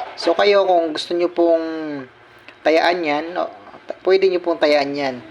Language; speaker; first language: Filipino; non-native, local second language; Cebuano